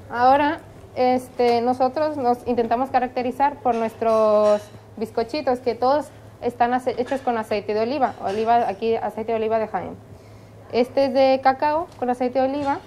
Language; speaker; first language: Spanish; native; Spanish